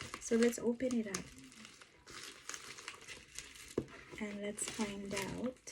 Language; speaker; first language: English; non-native, fluent; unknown